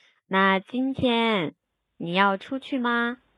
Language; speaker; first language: Chinese; non-native, fluent; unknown